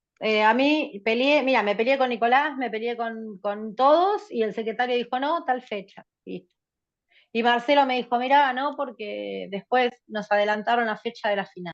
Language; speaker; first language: Spanish; native; Spanish